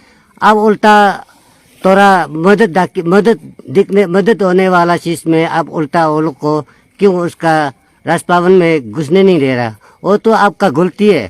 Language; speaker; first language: Hindi; non-native, local second language; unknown